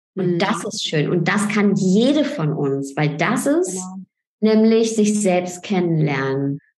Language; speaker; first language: German; early bilingual, other home language; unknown